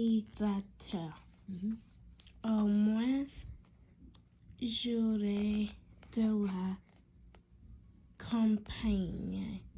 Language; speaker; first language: French; non-native, learner; English